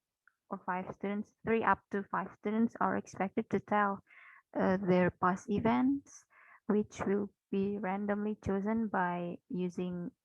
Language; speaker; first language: English; non-native, fluent; Indonesian